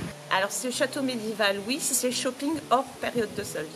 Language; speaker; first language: French; native; French